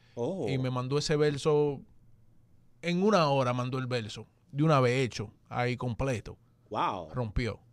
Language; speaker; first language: Spanish; early bilingual, heritage; Spanish